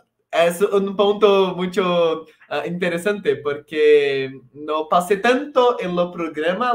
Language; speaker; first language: Spanish; non-native, local second language; Portuguese